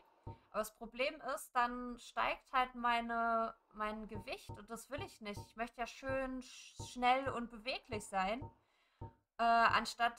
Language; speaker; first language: German; native; German